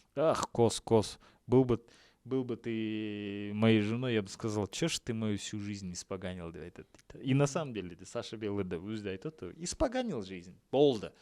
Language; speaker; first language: Russian; non-native, local second language; Kazakh